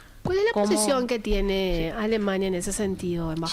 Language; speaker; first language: Spanish; native; Spanish